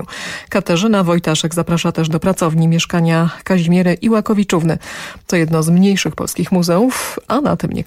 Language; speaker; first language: Polish; native; Polish